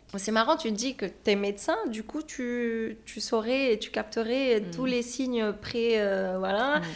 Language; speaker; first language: French; non-native, local second language; Arabic